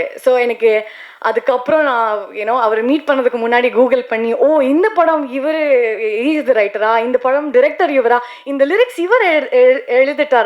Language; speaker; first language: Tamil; non-native, learner; Kannada